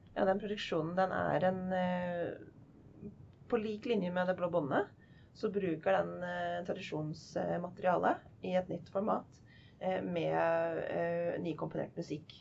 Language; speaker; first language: Norwegian; non-native, fluent; English